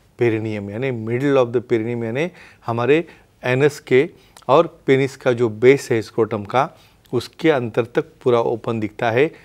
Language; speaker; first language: Hindi; non-native, local second language; Marathi